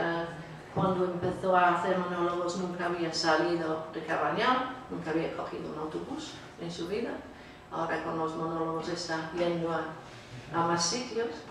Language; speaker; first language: Spanish; non-native, fluent; English